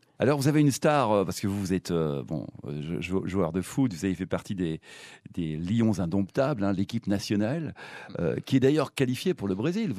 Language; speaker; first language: French; native; French